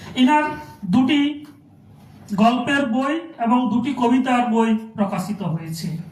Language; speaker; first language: Bangla; non-native, local second language; Santali